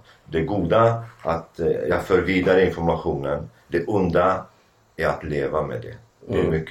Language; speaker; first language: Swedish; non-native, fluent; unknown